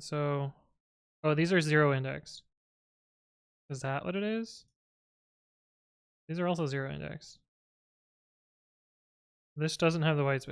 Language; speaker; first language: English; native; English